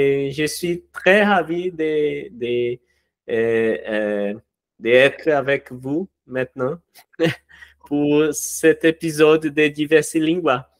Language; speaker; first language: French; non-native, learner; Portuguese